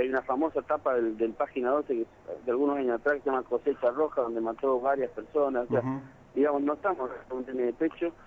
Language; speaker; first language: Spanish; native; Spanish